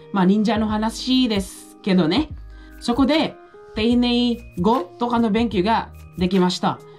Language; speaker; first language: Japanese; non-native, fluent; Filipino